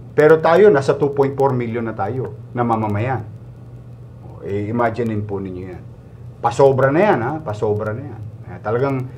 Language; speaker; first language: Filipino; native; Filipino